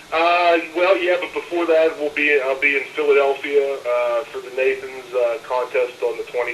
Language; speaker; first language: English; native; English